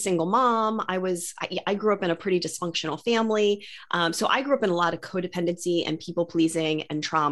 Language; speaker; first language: English; native; English